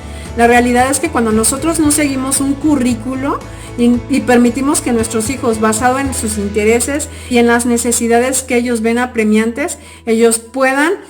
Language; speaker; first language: Spanish; native; Spanish